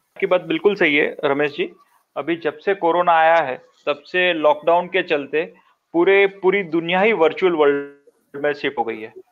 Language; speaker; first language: Hindi; non-native, local second language; Gujarati